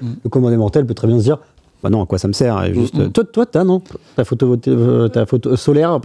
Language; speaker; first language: French; native; French